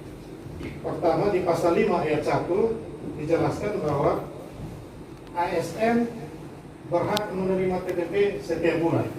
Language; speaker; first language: Indonesian; native; Indonesian